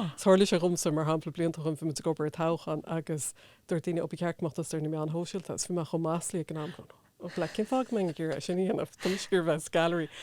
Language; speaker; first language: Irish; non-native, local second language; English